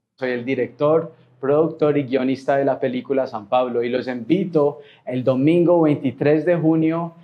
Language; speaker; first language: Spanish; early bilingual, heritage; Spanish